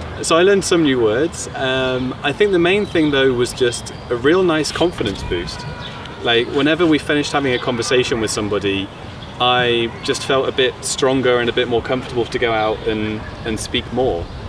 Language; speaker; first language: English; native; English